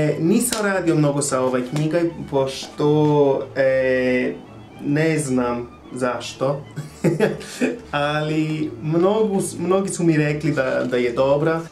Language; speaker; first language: Serbian; non-native, learner; English